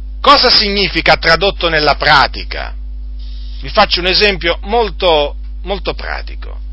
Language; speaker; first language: Italian; native; Italian